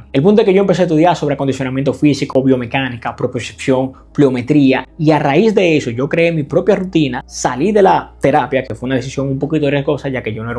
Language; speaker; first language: Spanish; native; Spanish